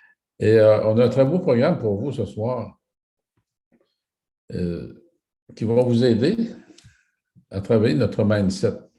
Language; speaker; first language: French; native; French